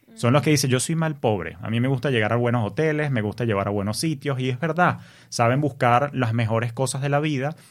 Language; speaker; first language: Spanish; native; Spanish